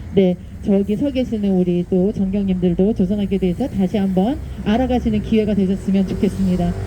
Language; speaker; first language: Korean; native; Korean